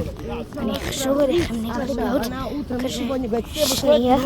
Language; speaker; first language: Hebrew; early bilingual, other home language; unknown